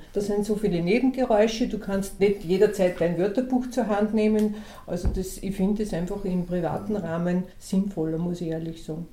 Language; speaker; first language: German; native; German